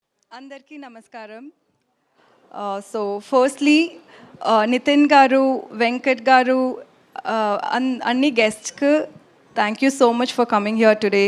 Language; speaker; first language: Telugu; non-native, learner; Tamil